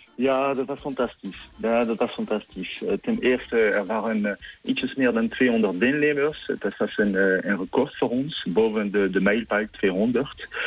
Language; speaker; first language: Dutch; non-native, fluent; French